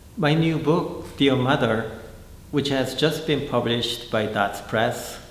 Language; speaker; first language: English; non-native, fluent; Korean